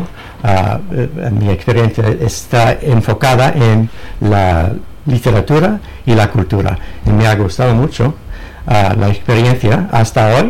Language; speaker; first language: Spanish; non-native, fluent; English